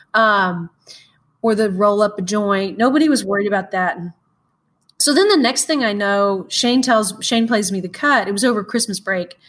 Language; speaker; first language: English; native; English